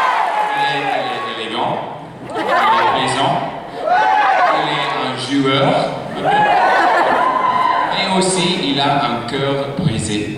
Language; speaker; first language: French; non-native, learner; English